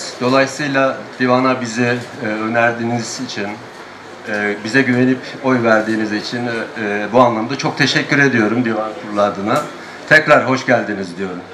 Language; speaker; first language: Turkish; native; Turkish